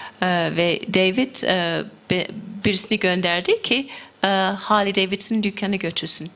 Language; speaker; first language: Turkish; non-native, fluent; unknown